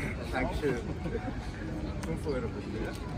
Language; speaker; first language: German; non-native, learner; Korean